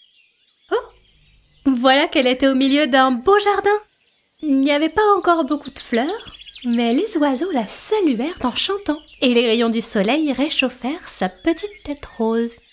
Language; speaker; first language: French; native; French